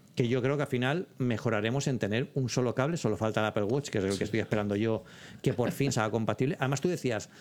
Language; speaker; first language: Spanish; native; Spanish